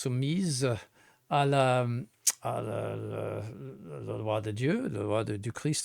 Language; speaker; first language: French; non-native, fluent; English